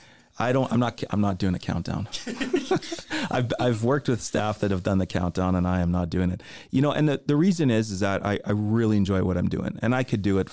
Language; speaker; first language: English; native; English